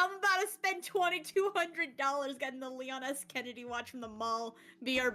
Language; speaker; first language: English; native; English